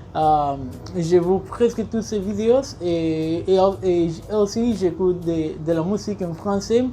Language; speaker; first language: French; non-native, learner; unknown